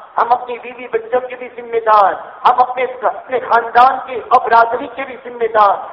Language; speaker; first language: Urdu; native; Urdu